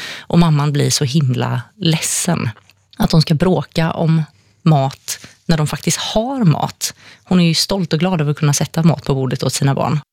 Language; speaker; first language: Swedish; native; Swedish